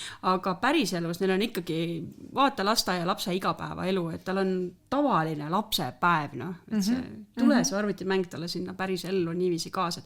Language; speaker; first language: Estonian; native; Estonian